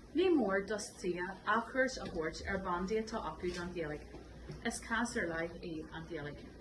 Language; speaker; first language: Irish; non-native, local second language; English